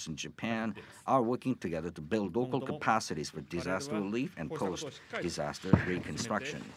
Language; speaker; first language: English; non-native, fluent; Japanese